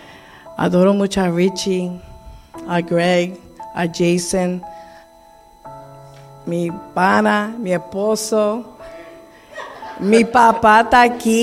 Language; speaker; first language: Spanish; early bilingual, heritage; Spanish